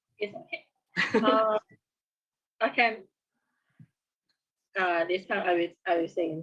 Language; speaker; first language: English; non-native, learner; Thai